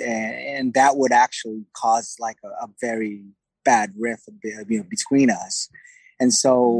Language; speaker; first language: English; non-native, local second language; Filipino